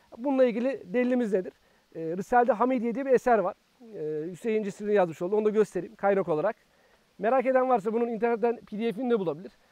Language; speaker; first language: Turkish; native; Turkish